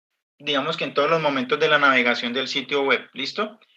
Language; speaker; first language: Spanish; native; Spanish